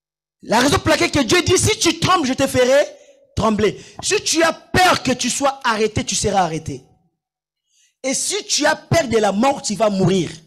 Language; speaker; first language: French; non-native, local second language; Lingala